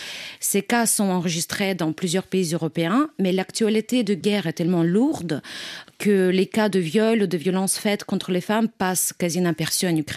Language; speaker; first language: French; non-native, fluent; Ukrainian